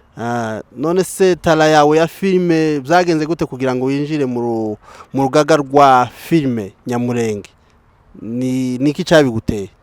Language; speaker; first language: Kinyarwanda; native; Kinyarwanda